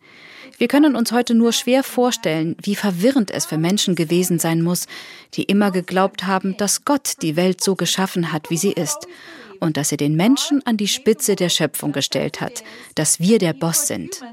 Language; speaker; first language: German; native; German